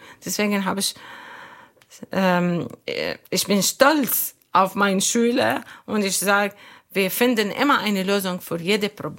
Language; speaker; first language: German; non-native, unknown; Arabic